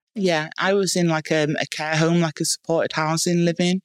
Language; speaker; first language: English; native; English